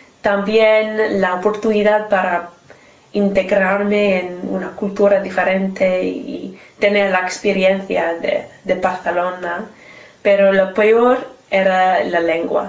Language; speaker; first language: Spanish; non-native, learner; English